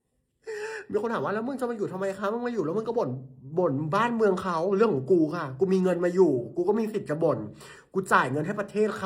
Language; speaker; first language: Thai; native; Thai